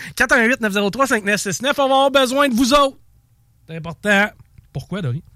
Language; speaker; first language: French; non-native, local second language; English